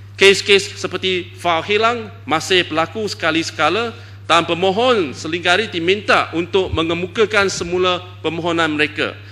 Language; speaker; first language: Malay; non-native, local second language; Chinese